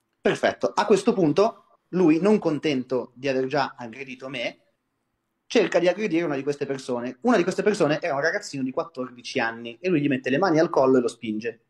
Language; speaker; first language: Italian; native; Italian